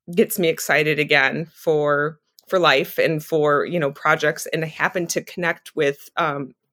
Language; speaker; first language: English; native; English